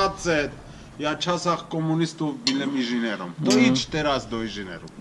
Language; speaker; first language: Polish; non-native, fluent; Armenian